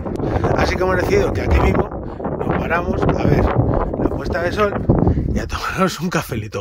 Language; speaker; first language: Spanish; native; Spanish